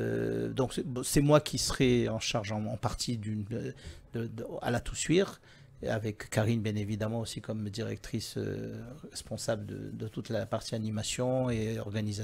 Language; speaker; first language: French; native; French